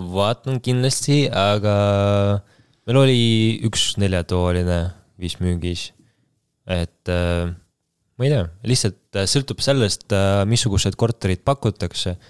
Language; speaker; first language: Estonian; non-native, local second language; Russian